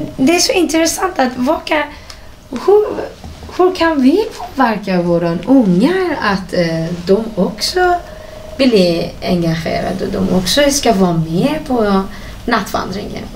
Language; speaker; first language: Swedish; non-native, fluent; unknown